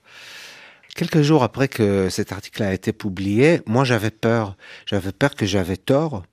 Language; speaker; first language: French; non-native, fluent; Hebrew